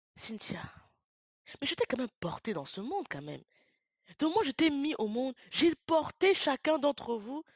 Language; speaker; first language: French; native; French